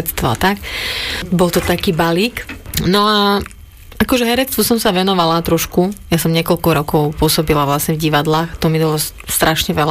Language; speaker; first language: Slovak; native; Slovak